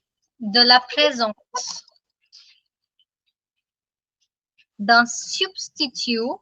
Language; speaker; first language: French; non-native, fluent; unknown